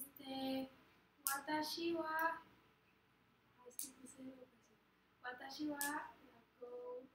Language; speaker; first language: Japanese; non-native, learner; Spanish